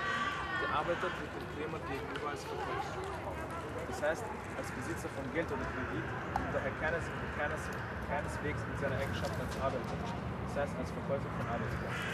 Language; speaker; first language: German; native; German